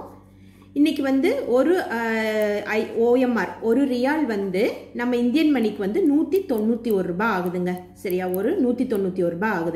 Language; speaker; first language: Tamil; native; Tamil